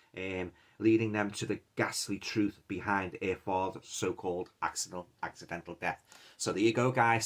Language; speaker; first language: English; native; English